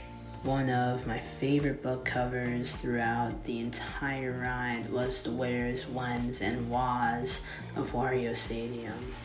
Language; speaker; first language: English; native; English